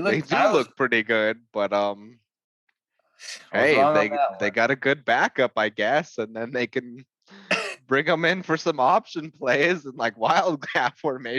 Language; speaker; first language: English; native; English